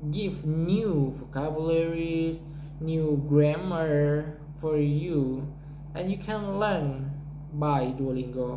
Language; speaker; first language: English; non-native, learner; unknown